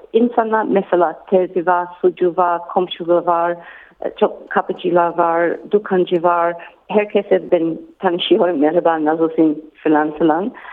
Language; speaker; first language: Turkish; non-native, learner; English